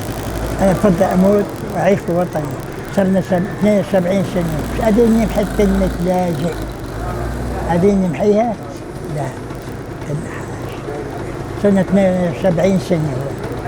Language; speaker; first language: Arabic; native; Arabic